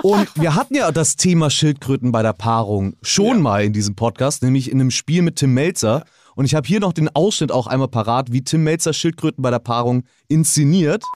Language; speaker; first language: German; native; German